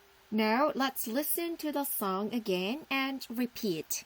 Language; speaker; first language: English; non-native, fluent; Korean